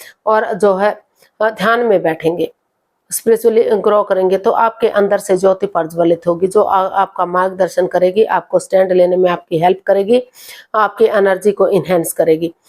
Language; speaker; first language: Hindi; native; Hindi